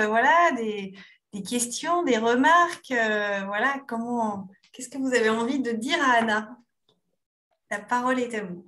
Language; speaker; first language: French; native; French